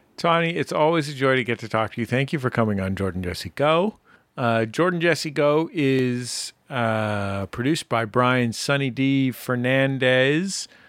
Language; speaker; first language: English; native; English